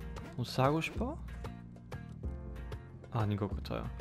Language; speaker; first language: Korean; non-native, learner; German